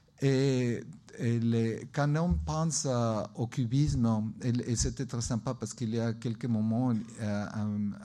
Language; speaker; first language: French; non-native, learner; Spanish